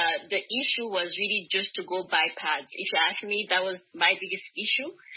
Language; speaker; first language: English; non-native, fluent; Rundi